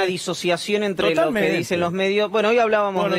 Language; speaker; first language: Spanish; native; Spanish